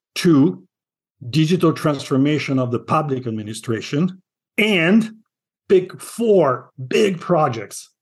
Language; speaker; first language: English; non-native, fluent; Italian